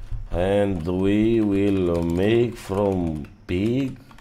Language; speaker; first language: English; non-native, learner; Romanian